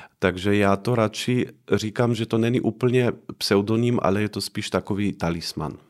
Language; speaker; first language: Czech; non-native, fluent; Slovenian